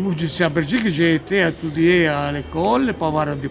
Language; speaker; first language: French; non-native, learner; Italian